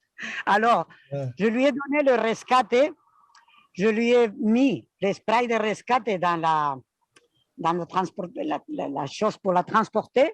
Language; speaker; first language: French; non-native, fluent; Spanish